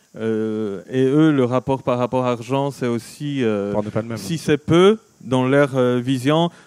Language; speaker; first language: French; non-native, fluent; Polish